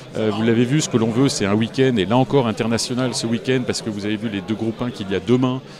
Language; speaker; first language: French; native; French